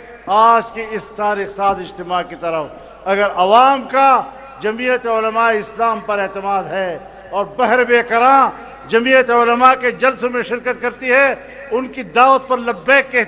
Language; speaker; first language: Urdu; non-native, local second language; Pashto